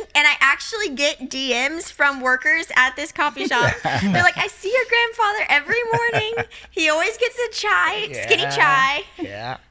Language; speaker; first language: English; native; English